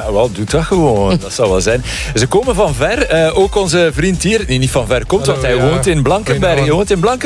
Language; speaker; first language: Dutch; native; Dutch